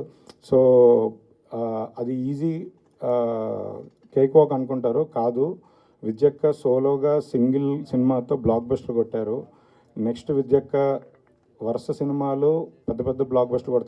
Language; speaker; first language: Telugu; native; Telugu